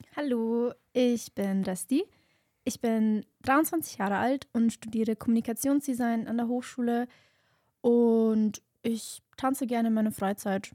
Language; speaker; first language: German; native; German